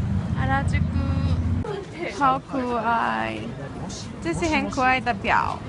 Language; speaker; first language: Chinese; non-native, learner; Japanese